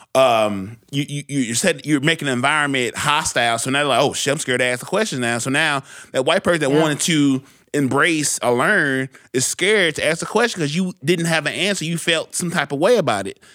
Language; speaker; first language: English; native; English